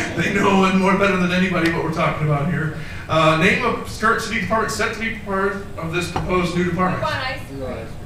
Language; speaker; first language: English; native; English